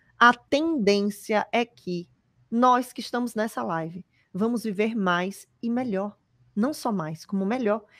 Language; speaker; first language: Portuguese; native; Portuguese